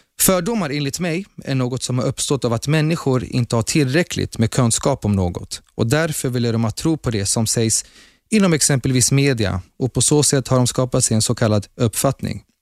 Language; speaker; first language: Swedish; early bilingual, other home language; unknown